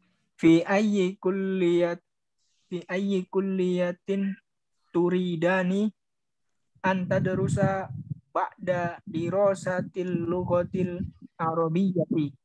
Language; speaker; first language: Arabic; non-native, learner; Indonesian